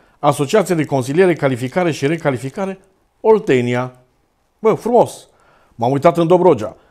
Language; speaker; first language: Romanian; native; Romanian